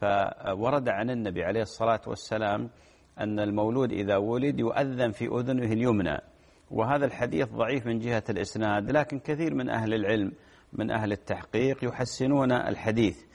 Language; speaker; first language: Arabic; native; Arabic